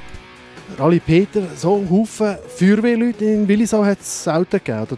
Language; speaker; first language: German; native; German